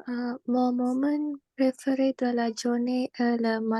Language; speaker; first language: French; non-native, learner; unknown